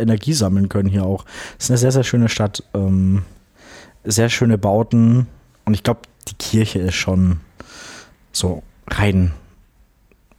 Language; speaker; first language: German; native; German